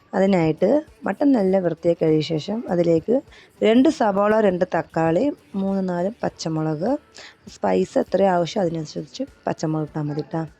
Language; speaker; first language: Malayalam; non-native, local second language; Tamil